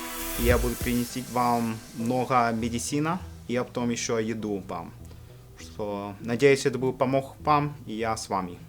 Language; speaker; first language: Russian; non-native, local second language; English